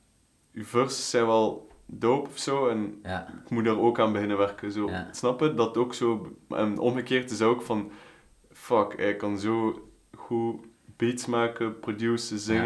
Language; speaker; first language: Dutch; native; Dutch